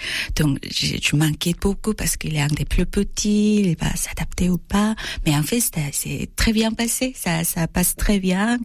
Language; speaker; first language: French; non-native, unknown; Korean